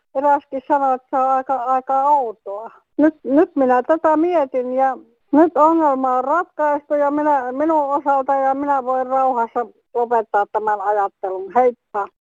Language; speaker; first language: Finnish; native; Finnish